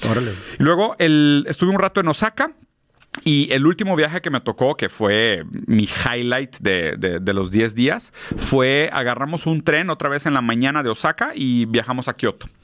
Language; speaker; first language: Spanish; native; Spanish